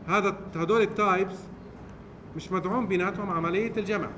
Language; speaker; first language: Arabic; native; Arabic